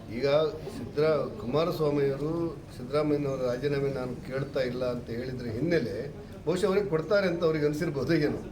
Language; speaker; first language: Kannada; native; Kannada